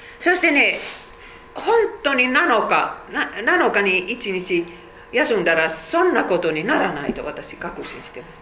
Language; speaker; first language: Japanese; non-native, fluent; Finnish